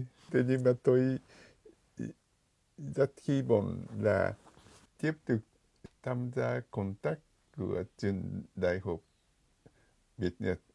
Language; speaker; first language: Vietnamese; non-native, fluent; Japanese